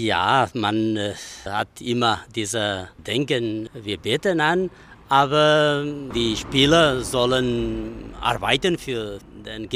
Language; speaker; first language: German; non-native, learner; Portuguese